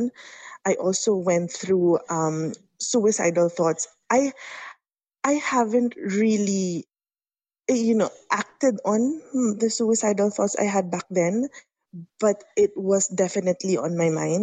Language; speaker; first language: English; non-native, local second language; Filipino